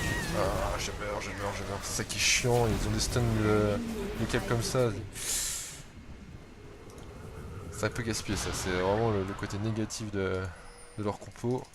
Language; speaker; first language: French; native; French